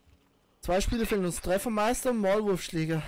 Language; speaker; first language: German; native; German